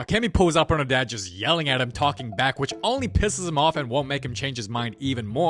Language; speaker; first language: English; native; English